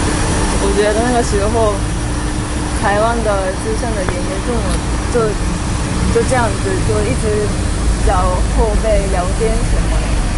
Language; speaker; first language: Chinese; non-native, fluent; Japanese